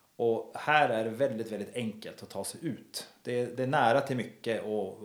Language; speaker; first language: Swedish; native; Swedish